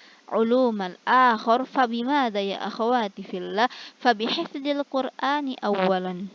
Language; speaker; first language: Arabic; non-native, fluent; Indonesian